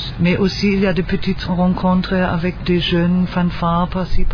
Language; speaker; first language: French; non-native, fluent; German